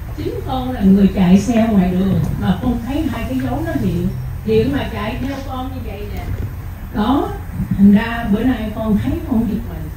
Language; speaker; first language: Vietnamese; native; Vietnamese